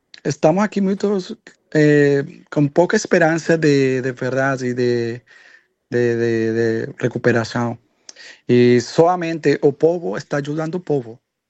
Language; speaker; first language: Portuguese; non-native, learner; Spanish